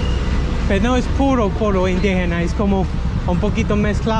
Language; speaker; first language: Spanish; non-native, learner; English